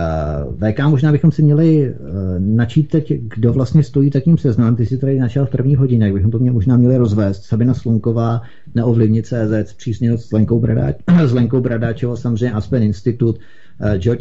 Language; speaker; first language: Czech; native; Czech